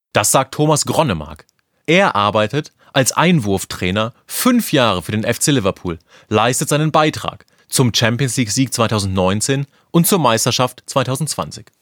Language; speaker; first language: German; native; German